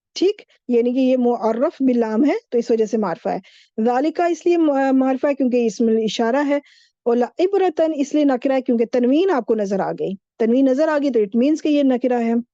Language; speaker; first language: Urdu; native; Urdu